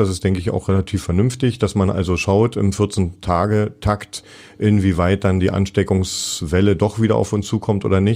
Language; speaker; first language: German; native; German